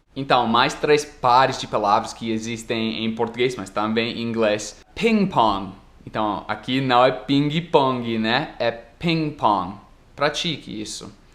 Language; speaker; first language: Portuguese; non-native, fluent; English